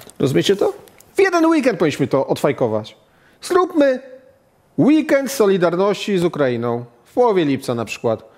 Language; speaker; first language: Polish; native; Polish